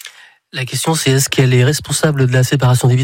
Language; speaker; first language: French; native; French